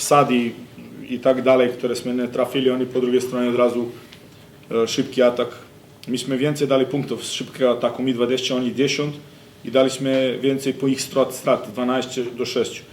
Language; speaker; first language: Polish; non-native, fluent; Serbian